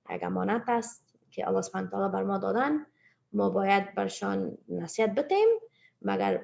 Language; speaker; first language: Persian; early bilingual, heritage; Persian